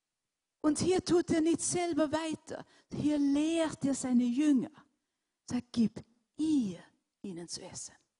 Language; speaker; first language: German; non-native, fluent; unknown